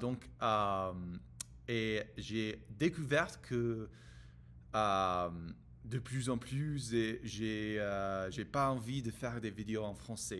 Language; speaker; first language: French; non-native, learner; English